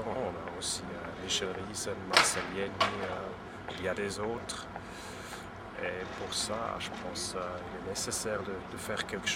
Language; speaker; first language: French; non-native, local second language; German